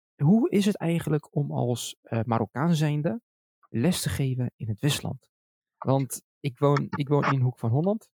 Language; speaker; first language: Dutch; early bilingual, other home language; Arabic